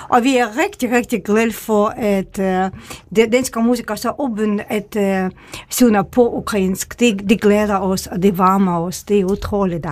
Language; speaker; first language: Danish; non-native, fluent; Ukrainian